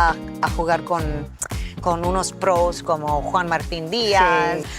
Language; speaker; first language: Spanish; non-native, fluent; English